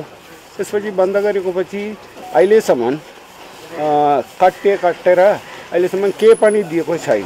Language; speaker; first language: Nepali; non-native, local second language; Tibetan